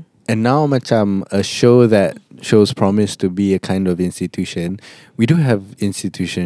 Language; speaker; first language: English; non-native, local second language; Malay